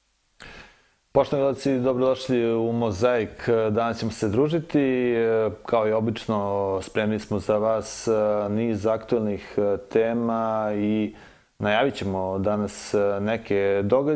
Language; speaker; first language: Serbian; native; Serbian